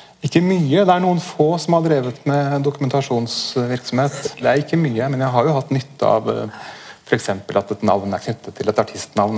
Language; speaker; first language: Norwegian; native; Norwegian